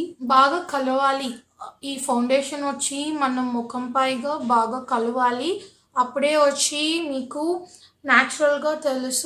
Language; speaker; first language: Telugu; native; Telugu